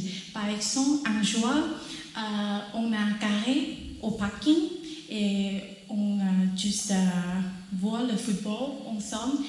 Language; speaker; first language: French; non-native, learner; Thai